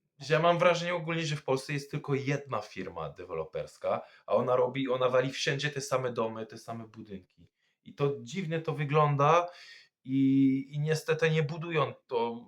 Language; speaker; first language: Polish; non-native, fluent; French